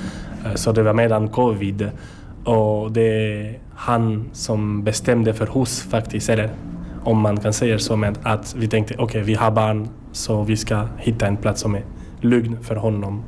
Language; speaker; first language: Swedish; non-native, learner; French